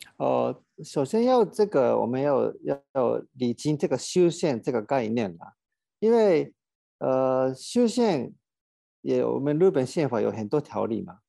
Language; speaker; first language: Chinese; non-native, fluent; Japanese